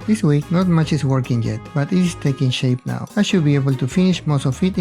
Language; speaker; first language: English; non-native, fluent; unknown